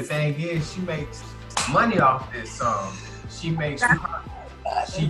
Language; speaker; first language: English; native; English